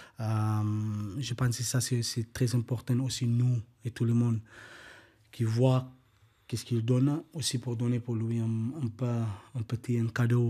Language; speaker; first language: French; non-native, learner; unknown